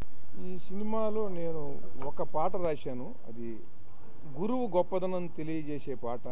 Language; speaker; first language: Telugu; native; Telugu